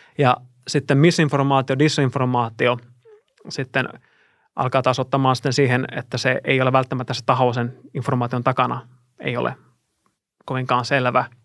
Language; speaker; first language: Finnish; non-native, fluent; Russian